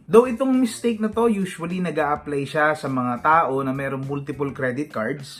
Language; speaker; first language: Filipino; native; Filipino